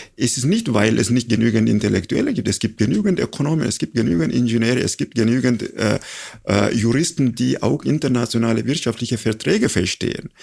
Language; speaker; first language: German; non-native, fluent; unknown